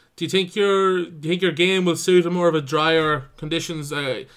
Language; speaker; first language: English; native; English